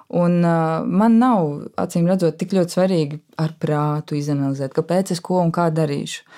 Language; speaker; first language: Latvian; native; Latvian